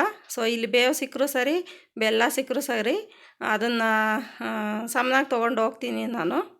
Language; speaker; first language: Kannada; native; Kannada